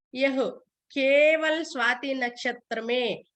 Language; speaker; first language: Hindi; non-native, local second language; Telugu